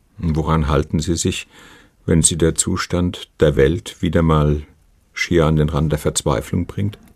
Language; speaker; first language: German; native; German